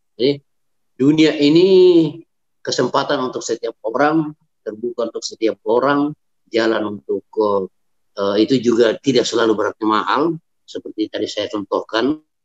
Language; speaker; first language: Indonesian; non-native, local second language; Batak Toba